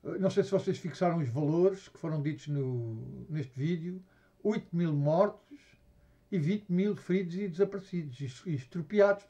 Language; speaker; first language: Portuguese; native; Portuguese